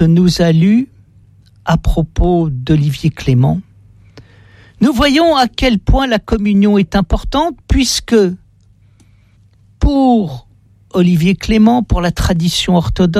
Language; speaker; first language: French; native; French